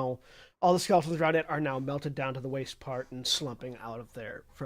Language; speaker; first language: English; native; English